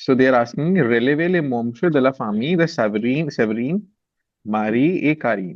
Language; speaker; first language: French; non-native, fluent; Hindi